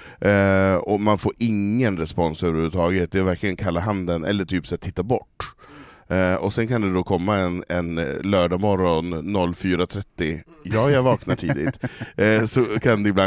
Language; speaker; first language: Swedish; native; Swedish